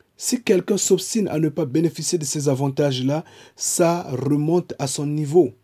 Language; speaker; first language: French; non-native, local second language; Kongo